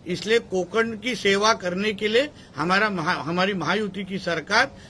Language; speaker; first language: Hindi; non-native, local second language; Marathi